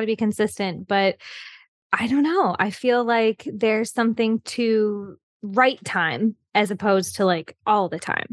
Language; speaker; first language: English; native; English